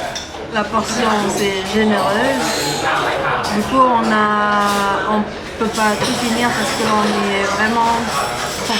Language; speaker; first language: French; non-native, learner; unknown